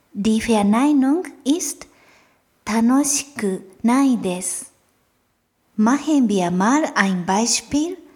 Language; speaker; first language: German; non-native, fluent; Japanese